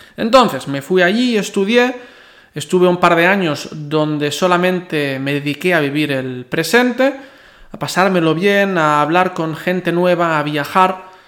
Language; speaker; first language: Spanish; non-native, local second language; Catalan